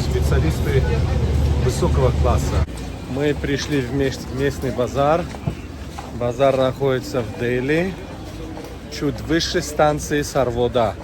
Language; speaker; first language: Russian; non-native, fluent; Tajik